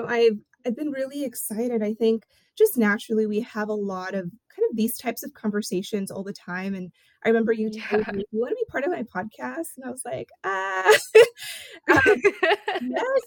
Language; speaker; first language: English; early bilingual, other home language; Spanish